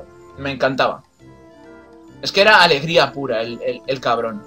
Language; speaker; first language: Spanish; native; Spanish